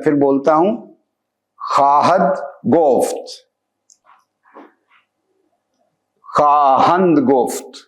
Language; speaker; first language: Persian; non-native, fluent; Urdu